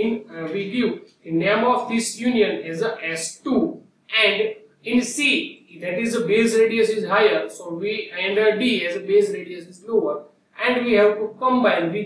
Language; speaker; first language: English; non-native, local second language; Gujarati